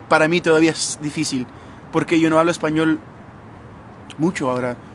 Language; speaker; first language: Spanish; early bilingual, heritage; Spanish